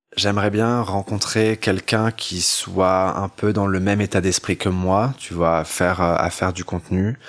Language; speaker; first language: French; native; French